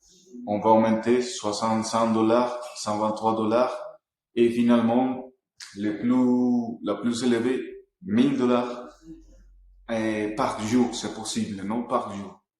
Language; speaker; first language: French; non-native, fluent; Spanish